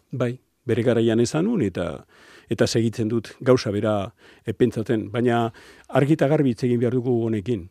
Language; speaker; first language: Basque; native; Basque